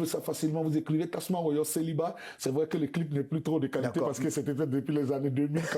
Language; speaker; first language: French; non-native, local second language; Bambara